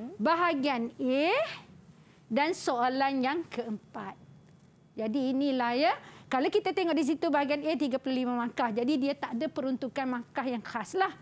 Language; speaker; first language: Malay; native; Malay